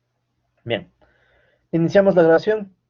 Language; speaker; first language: Spanish; native; Spanish